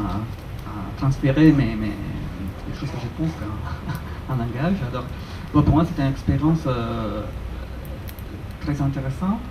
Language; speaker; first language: French; non-native, fluent; Italian